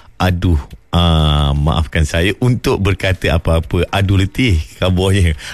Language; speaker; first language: Malay; native; Malay